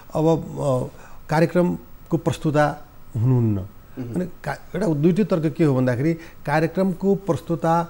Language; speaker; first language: Nepali; non-native, local second language; Maithili